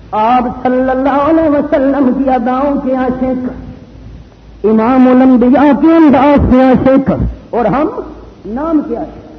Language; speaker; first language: Urdu; non-native, local second language; Punjabi